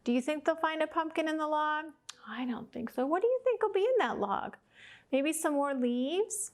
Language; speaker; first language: English; native; English